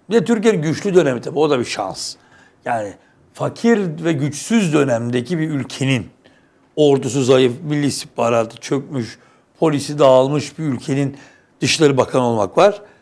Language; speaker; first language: Turkish; native; Turkish